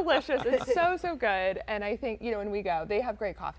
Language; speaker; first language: English; native; English